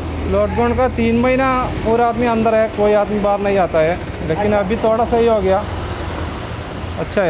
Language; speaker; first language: Hindi; non-native, local second language; Malayalam